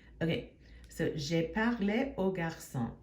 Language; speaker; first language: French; non-native, fluent; English